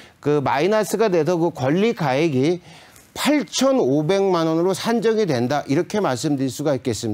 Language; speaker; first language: Korean; native; Korean